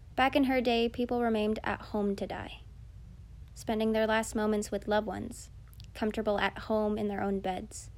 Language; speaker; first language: English; early bilingual, other home language; Filipino